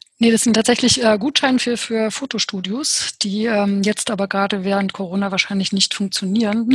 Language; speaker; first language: German; early bilingual, other home language; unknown